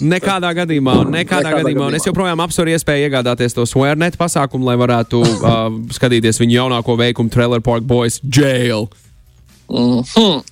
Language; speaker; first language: Latvian; native; Latvian